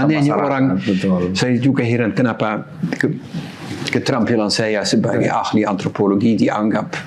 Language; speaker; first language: Indonesian; non-native, fluent; Dutch